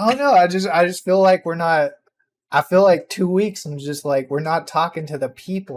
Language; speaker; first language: English; native; English